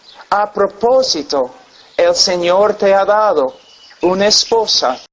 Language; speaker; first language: Spanish; non-native, fluent; English